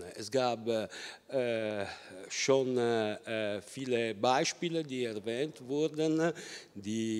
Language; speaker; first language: German; non-native, fluent; Italian